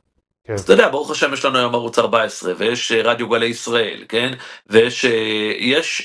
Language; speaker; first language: Hebrew; native; Hebrew